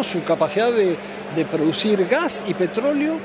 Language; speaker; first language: Spanish; native; Spanish